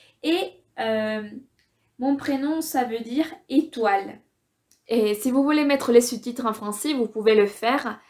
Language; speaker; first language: French; non-native, fluent; Spanish